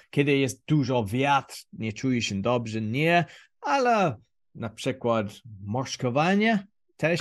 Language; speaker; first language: Polish; non-native, learner; English